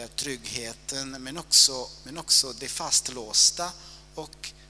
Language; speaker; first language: Swedish; non-native, fluent; Italian